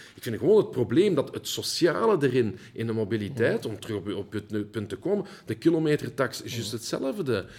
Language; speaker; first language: Dutch; early bilingual, heritage; Dutch